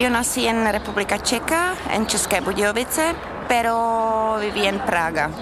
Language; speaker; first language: Spanish; non-native, learner; Czech